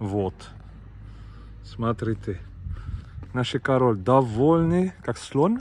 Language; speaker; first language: Russian; non-native, learner; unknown